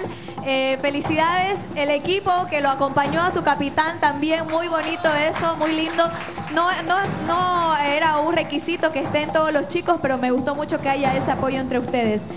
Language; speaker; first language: Spanish; native; Spanish